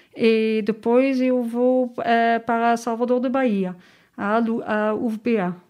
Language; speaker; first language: Portuguese; non-native, learner; Dutch